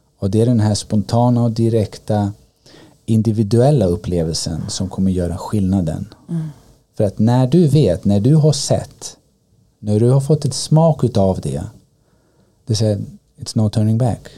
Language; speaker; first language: Swedish; early bilingual, other home language; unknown